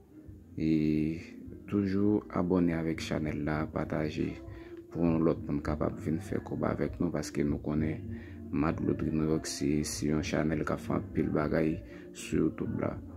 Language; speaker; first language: French; non-native, learner; Haitian Creole